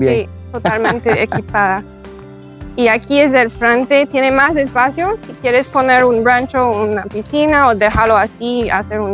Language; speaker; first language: Spanish; non-native, learner; English